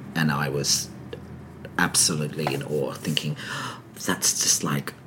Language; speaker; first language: English; native; English